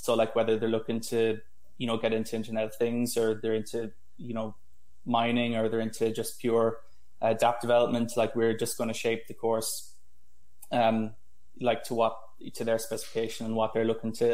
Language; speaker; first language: English; native; English